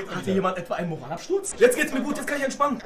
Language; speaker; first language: German; early bilingual, other home language; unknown